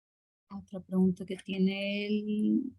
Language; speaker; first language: Spanish; native; Spanish